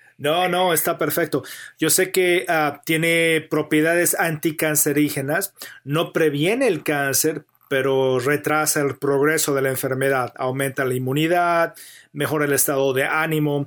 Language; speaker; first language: Spanish; native; Spanish